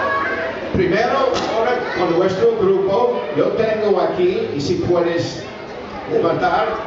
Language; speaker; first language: Spanish; non-native, fluent; English